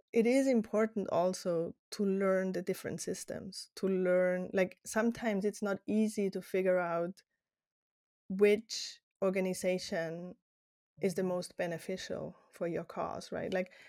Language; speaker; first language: English; non-native, fluent; German